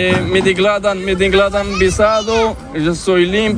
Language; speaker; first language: Spanish; non-native, learner; Arabic